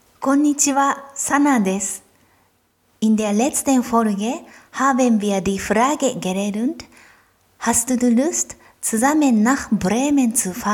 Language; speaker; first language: German; non-native, fluent; Japanese